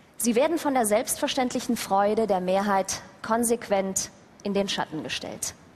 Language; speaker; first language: German; early bilingual, other home language; Turkish